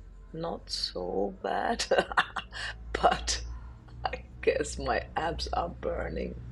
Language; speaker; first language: English; non-native, fluent; German